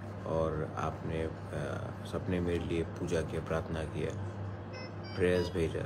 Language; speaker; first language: Hindi; non-native, local second language; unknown